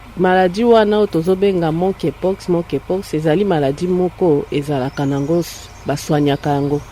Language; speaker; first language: Lingala; native; Lingala